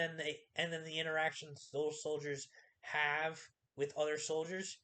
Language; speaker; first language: English; native; English